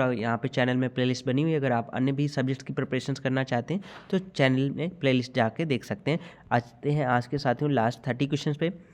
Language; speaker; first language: Hindi; native; Hindi